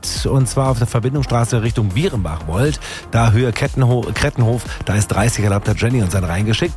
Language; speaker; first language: German; native; German